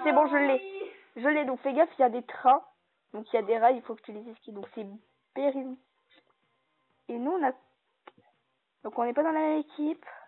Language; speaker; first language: French; native; French